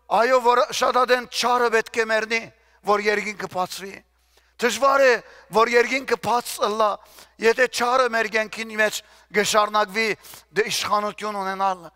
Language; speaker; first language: Armenian; early bilingual, heritage; Armenian